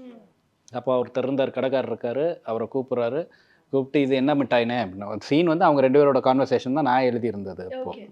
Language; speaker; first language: Tamil; native; Tamil